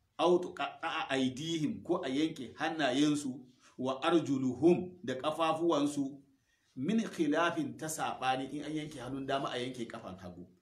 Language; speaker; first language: Hausa; non-native, local second language; Fula